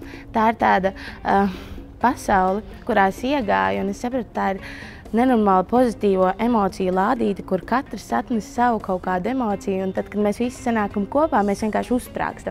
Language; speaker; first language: Latvian; native; Latvian